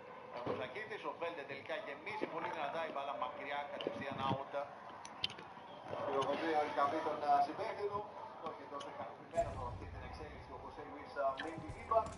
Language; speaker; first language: Greek; native; Greek